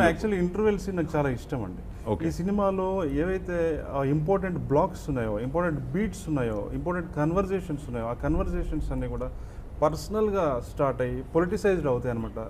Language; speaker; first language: Telugu; native; Telugu